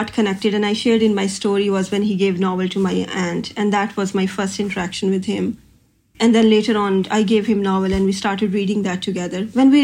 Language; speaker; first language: English; non-native, local second language; Punjabi